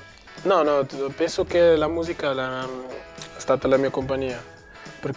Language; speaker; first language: Italian; non-native, learner; Portuguese